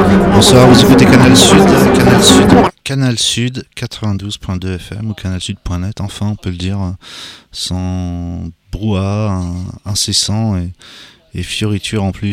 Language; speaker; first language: French; native; French